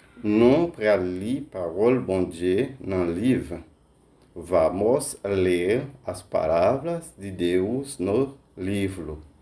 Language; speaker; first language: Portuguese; non-native, fluent; Haitian Creole